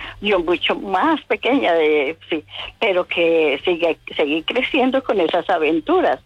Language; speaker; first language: Spanish; native; Spanish